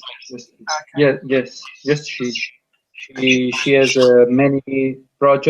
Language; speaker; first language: English; non-native, learner; Italian